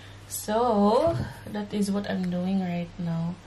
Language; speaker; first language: English; non-native, local second language; Filipino